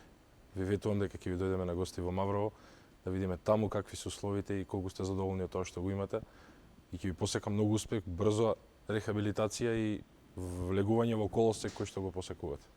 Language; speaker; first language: Macedonian; native; Macedonian